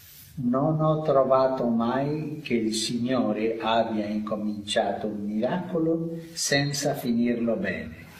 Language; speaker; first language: Italian; non-native, fluent; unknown